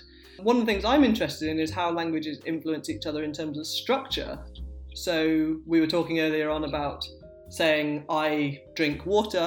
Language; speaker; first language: English; native; English